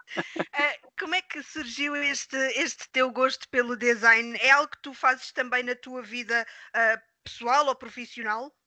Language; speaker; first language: Portuguese; native; Portuguese